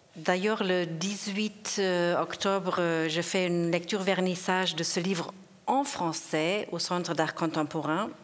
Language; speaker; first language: French; non-native, fluent; German